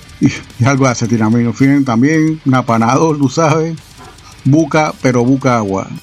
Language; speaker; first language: Spanish; native; Spanish